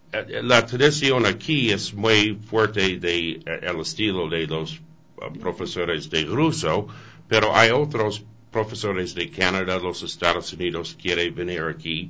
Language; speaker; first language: Spanish; non-native, learner; English